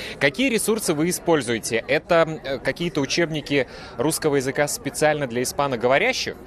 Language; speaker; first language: Russian; native; Russian